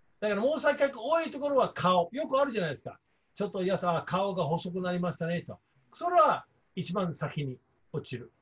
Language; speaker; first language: Japanese; non-native, fluent; English